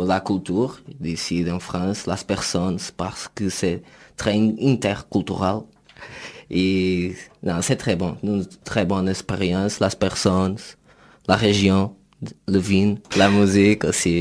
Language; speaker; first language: French; non-native, learner; Portuguese